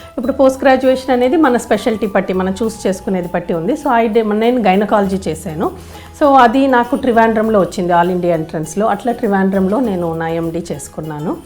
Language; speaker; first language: Telugu; native; Telugu